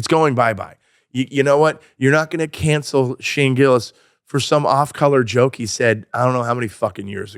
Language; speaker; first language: English; native; English